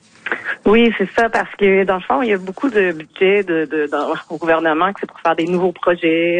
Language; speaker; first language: French; native; French